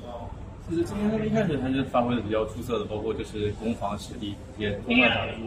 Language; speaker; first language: Chinese; native; Chinese